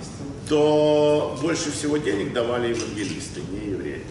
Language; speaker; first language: Russian; early bilingual, other home language; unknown